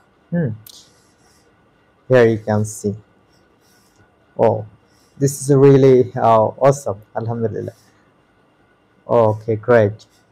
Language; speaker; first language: English; non-native, local second language; Bangla